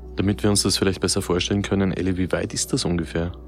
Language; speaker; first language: German; native; German